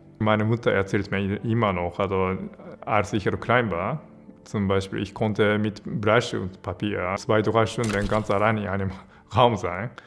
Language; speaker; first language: German; non-native, fluent; Japanese